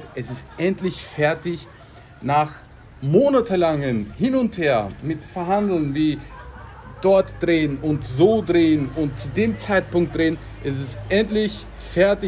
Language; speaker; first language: German; native; German